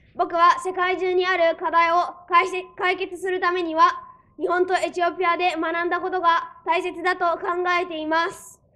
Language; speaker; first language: Japanese; early bilingual, other home language; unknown